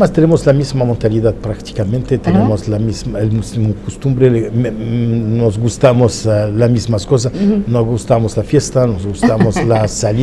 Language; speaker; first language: Spanish; non-native, fluent; Arabic